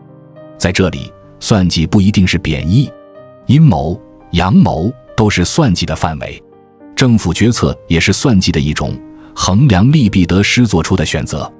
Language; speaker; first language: Chinese; native; Chinese